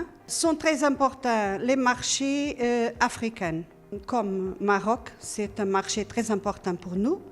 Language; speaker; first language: French; non-native, learner; Portuguese